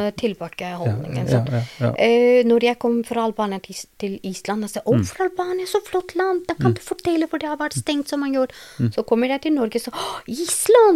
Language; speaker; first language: Norwegian; non-native, learner; Albanian